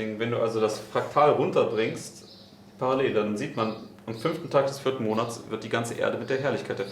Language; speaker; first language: German; native; German